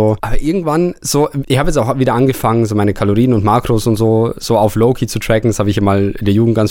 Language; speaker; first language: German; native; German